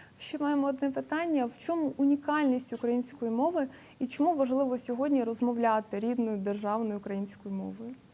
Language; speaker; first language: Ukrainian; native; Ukrainian